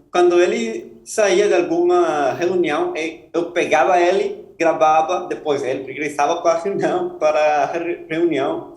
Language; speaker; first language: Portuguese; non-native, fluent; Spanish